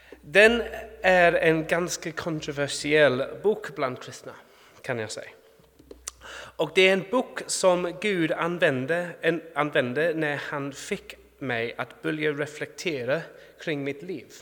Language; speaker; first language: Swedish; non-native, fluent; English